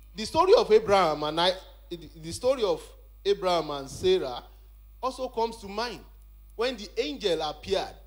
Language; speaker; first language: English; non-native, local second language; Yoruba